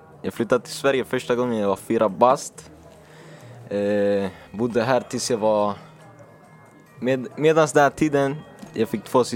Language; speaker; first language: Swedish; early bilingual, other home language; Finnish